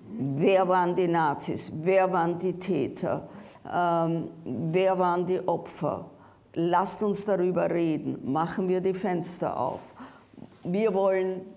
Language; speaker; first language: German; native; German